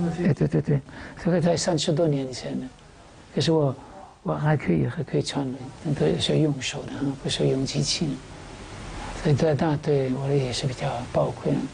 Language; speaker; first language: Chinese; non-native, fluent; French